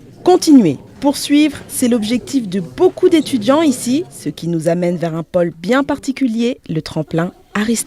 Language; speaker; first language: French; native; French